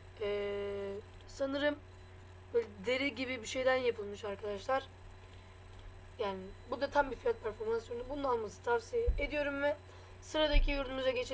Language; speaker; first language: Turkish; native; Turkish